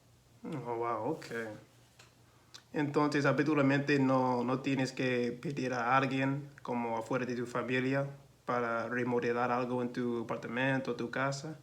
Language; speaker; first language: Spanish; non-native, learner; English